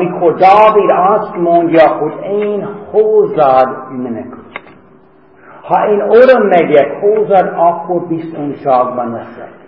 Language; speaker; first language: Hungarian; non-native, fluent; English